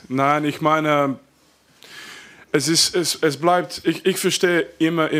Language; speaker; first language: German; non-native, fluent; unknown